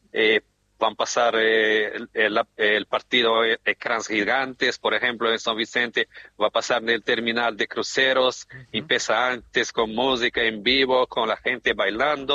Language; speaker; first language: Spanish; non-native, fluent; Portuguese